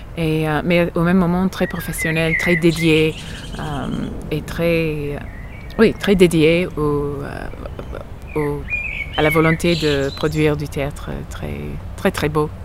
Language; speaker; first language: French; non-native, fluent; English